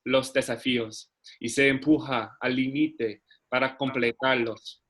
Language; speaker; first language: Spanish; non-native, learner; English